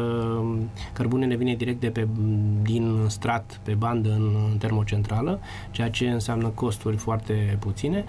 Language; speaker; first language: Romanian; native; Romanian